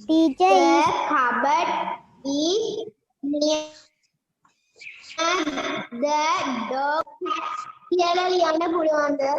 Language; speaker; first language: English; non-native, learner; Sinhala